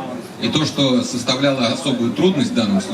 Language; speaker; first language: Russian; native; Russian